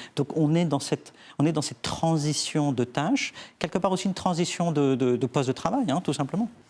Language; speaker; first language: French; early bilingual, other home language; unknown